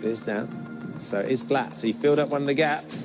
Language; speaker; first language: English; native; English